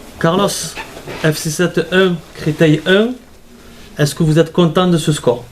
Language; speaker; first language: French; native; French